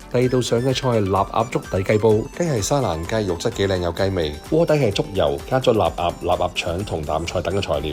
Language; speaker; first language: Cantonese; native; Cantonese